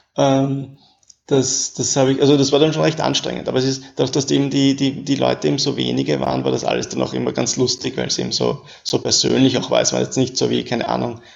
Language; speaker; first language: German; native; German